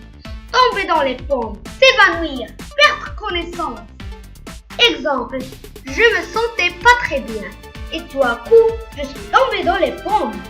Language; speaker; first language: French; non-native, local second language; Arabic